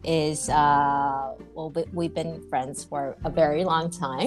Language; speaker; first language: English; non-native, fluent; Japanese